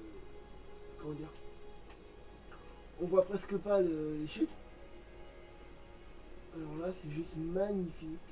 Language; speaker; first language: French; native; French